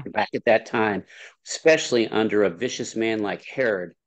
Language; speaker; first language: English; native; English